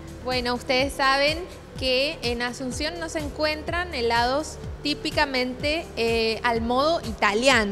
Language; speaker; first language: Spanish; native; Spanish